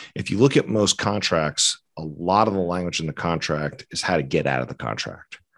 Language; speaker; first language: English; native; English